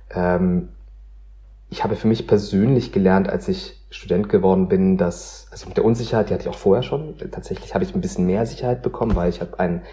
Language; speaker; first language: German; native; German